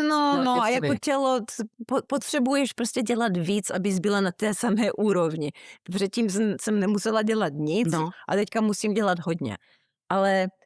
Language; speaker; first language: Czech; early bilingual, heritage; Czech